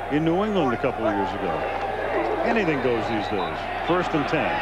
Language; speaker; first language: English; native; English